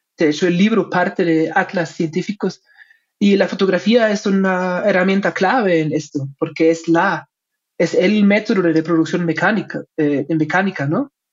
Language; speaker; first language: Spanish; non-native, fluent; German